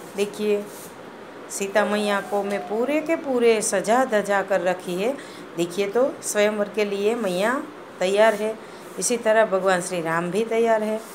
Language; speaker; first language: Hindi; non-native, local second language; Gujarati